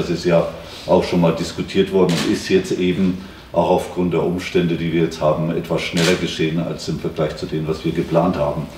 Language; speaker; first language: German; native; German